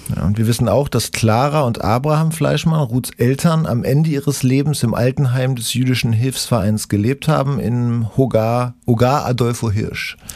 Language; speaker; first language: German; native; German